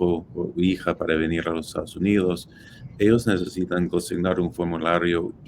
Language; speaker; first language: Spanish; non-native, fluent; English